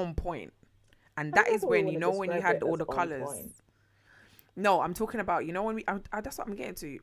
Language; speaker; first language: English; early bilingual, other home language; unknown